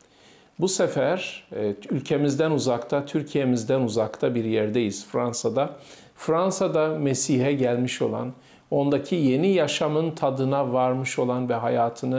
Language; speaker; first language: Turkish; native; Turkish